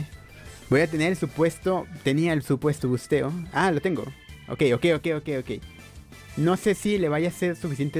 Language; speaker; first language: Spanish; native; Spanish